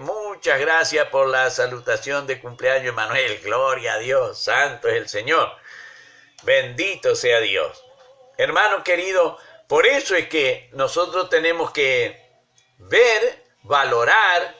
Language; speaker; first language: Spanish; native; Spanish